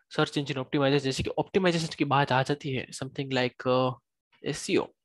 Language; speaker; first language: Hindi; native; Hindi